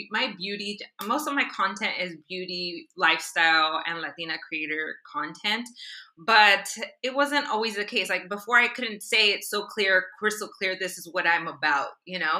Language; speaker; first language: English; native; English